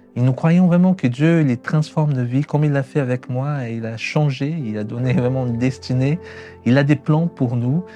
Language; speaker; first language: French; non-native, fluent; Portuguese